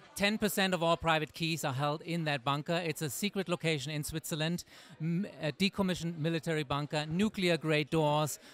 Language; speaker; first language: English; native; English